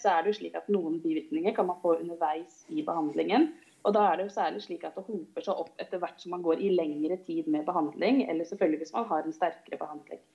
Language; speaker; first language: Norwegian; native; Norwegian